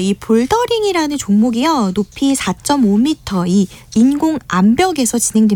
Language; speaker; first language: Korean; native; Korean